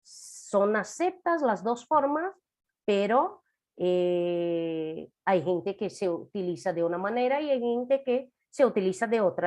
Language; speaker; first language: Spanish; non-native, fluent; Portuguese